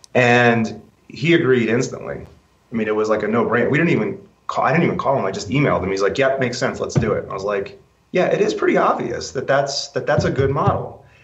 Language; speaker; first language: English; native; English